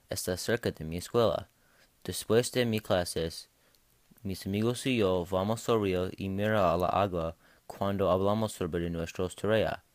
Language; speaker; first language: Spanish; non-native, learner; English